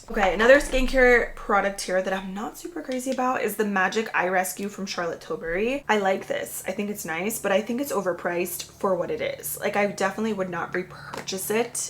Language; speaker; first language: English; native; English